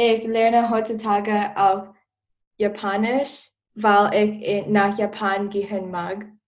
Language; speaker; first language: German; non-native, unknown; Chinese